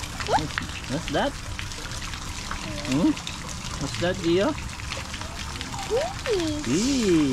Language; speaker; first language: English; non-native, local second language; Filipino